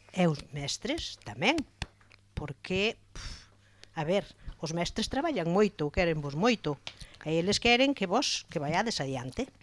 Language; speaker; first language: Galician; native; Galician